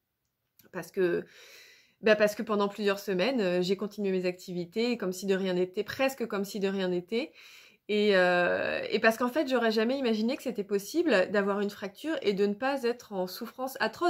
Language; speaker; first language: French; native; French